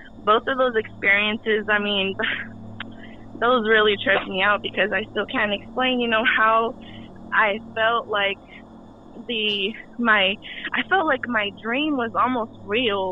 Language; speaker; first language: English; early bilingual, other home language; Spanish